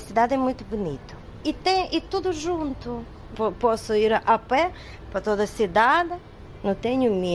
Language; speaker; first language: Portuguese; non-native, learner; Ukrainian